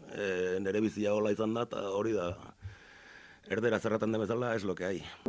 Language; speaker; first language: Basque; native; Basque